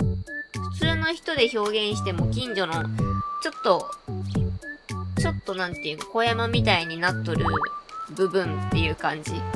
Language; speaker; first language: Japanese; native; Japanese